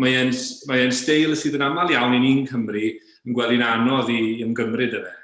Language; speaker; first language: Welsh; native; Welsh